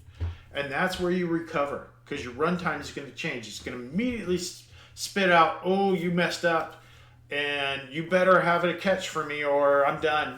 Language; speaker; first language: English; native; English